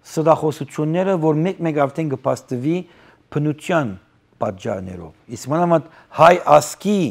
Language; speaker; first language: Armenian; early bilingual, heritage; Armenian